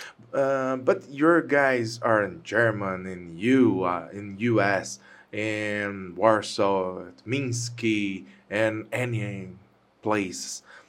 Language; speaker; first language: English; non-native, fluent; Portuguese